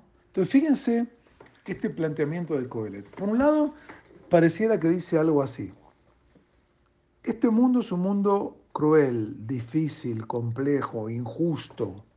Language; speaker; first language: Spanish; native; Spanish